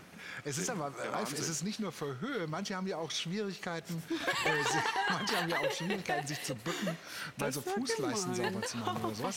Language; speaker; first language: German; native; German